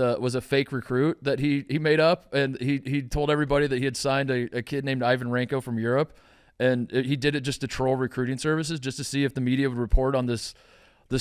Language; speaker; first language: English; native; English